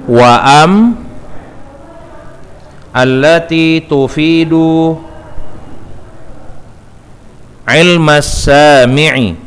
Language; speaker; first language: Arabic; non-native, fluent; Indonesian